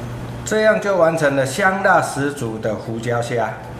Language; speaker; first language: Chinese; native; Chinese